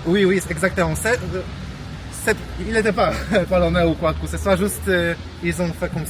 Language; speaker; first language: French; non-native, fluent; Polish